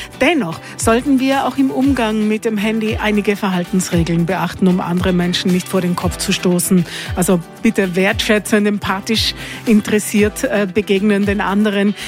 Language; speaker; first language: German; native; German